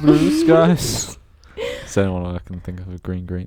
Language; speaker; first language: English; native; English